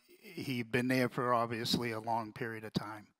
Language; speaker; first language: English; native; English